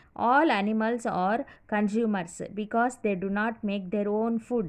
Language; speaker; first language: English; non-native, local second language; Telugu